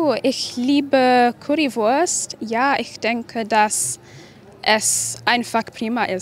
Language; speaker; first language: German; non-native, fluent; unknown